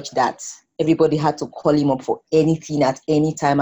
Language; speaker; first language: English; non-native, local second language; Igbo